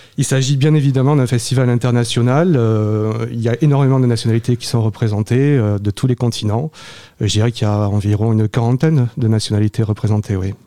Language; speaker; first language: French; native; French